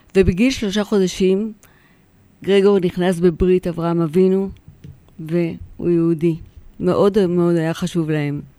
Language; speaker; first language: Hebrew; early bilingual, other home language; Polish